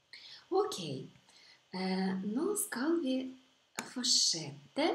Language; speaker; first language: Norwegian; non-native, fluent; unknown